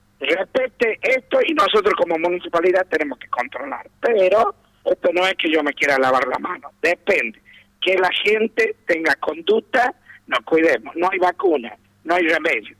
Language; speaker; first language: Spanish; native; Spanish